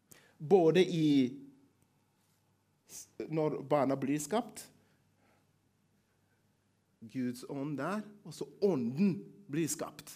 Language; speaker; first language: Swedish; non-native, learner; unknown